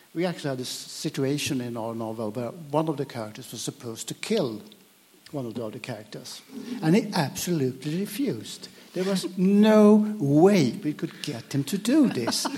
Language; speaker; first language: English; non-native, fluent; Swedish